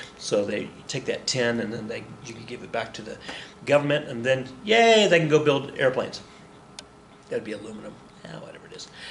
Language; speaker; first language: English; native; English